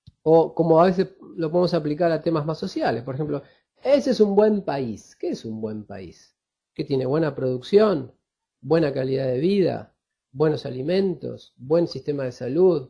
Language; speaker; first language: Spanish; native; Spanish